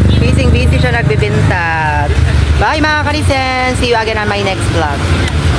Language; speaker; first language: Filipino; native; Filipino